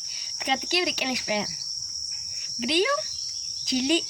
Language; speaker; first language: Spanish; non-native, local second language; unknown